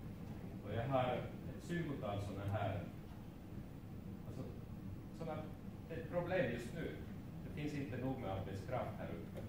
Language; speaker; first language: Swedish; non-native, fluent; Finnish